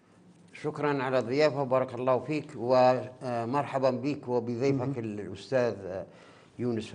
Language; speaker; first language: Arabic; native; Arabic